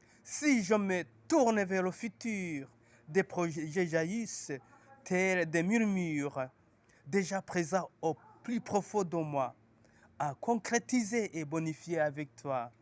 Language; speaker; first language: French; non-native, local second language; Rundi